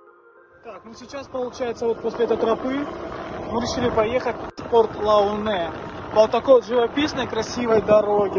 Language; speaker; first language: Russian; native; Russian